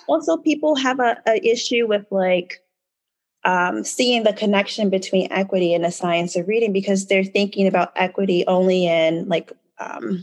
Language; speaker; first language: English; native; English